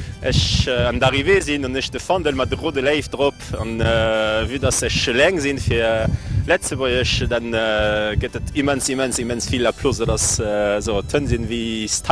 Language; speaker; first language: German; non-native, learner; French